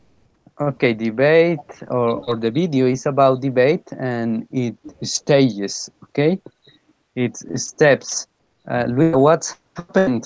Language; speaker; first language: English; non-native, fluent; Spanish